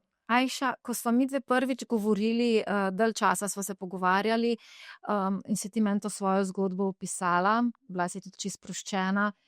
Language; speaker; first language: Slovenian; native; Slovenian